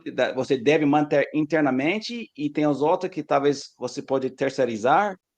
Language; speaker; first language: Portuguese; non-native, learner; English